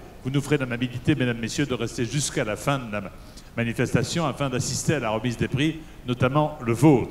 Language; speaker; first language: French; native; French